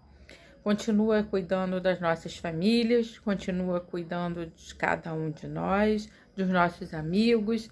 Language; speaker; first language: Portuguese; native; Portuguese